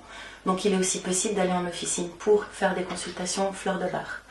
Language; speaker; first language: French; native; French